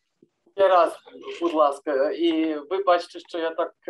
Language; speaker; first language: Ukrainian; non-native, learner; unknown